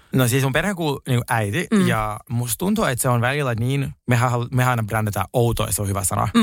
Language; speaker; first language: Finnish; non-native, fluent; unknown